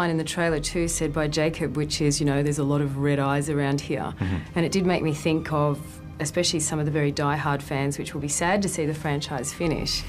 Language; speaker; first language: English; native; English